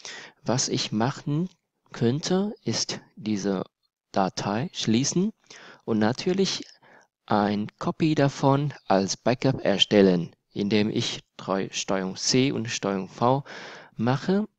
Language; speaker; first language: German; non-native, fluent; Vietnamese